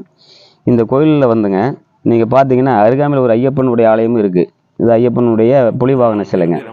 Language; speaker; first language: Tamil; native; Tamil